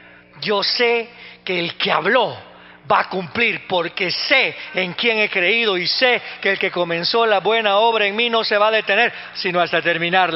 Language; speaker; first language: Spanish; native; Spanish